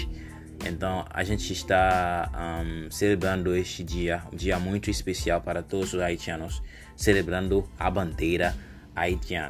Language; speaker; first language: Portuguese; non-native, learner; Haitian Creole